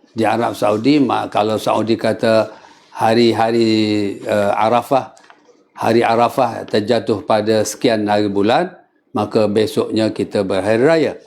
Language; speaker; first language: Malay; native; Malay